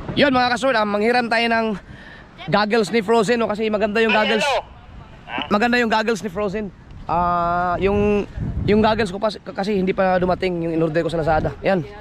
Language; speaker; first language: Filipino; non-native, local second language; Cebuano